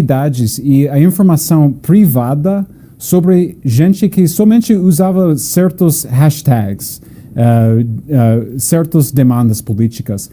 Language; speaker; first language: Portuguese; non-native, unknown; English